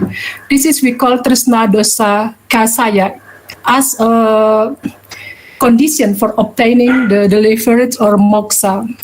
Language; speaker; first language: English; non-native, learner; Balinese